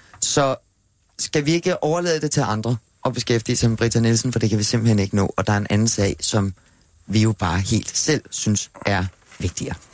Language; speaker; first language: Danish; native; Danish